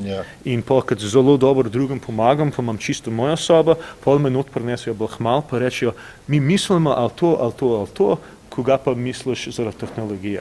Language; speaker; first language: Slovenian; early bilingual, heritage; English